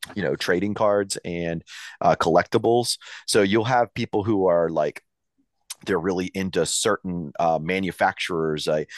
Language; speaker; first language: English; native; English